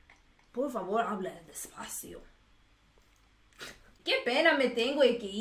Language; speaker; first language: Spanish; non-native, learner; English